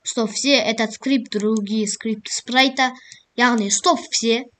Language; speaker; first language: Russian; non-native, local second language; Kazakh